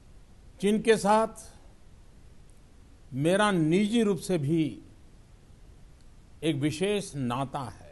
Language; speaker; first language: Hindi; non-native, local second language; Gujarati